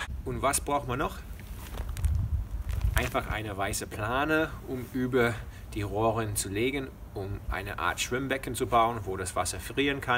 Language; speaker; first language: German; non-native, fluent; English